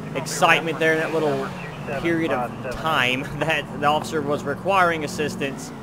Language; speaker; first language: English; native; English